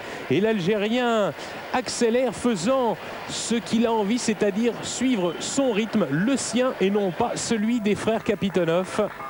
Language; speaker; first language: French; native; French